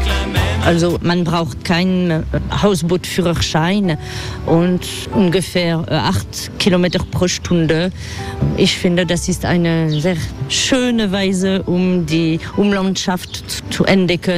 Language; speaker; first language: German; non-native, learner; French